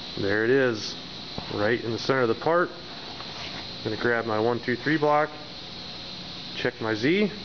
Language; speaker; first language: English; native; English